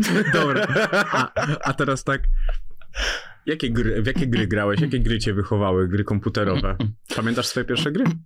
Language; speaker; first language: Polish; native; Polish